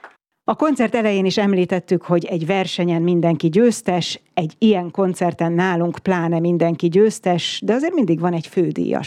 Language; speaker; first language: Hungarian; native; Hungarian